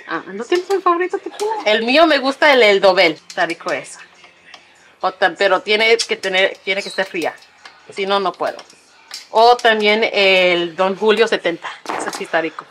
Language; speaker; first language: Spanish; early bilingual, heritage; Spanish